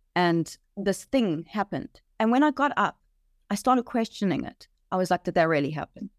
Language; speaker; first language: English; native; English